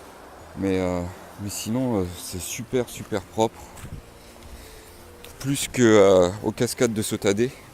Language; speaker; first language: French; native; French